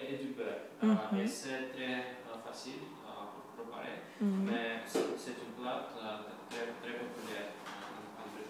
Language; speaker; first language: French; non-native, learner; Russian